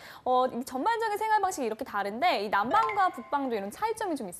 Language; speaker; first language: Korean; native; Korean